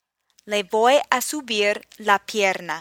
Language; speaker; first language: Spanish; non-native, fluent; English